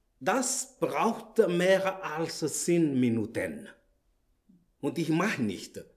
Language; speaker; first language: German; non-native, learner; Malagasy